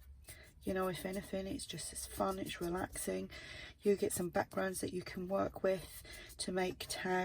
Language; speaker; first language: English; native; English